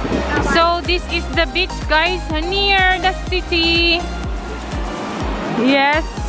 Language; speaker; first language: English; non-native, local second language; Filipino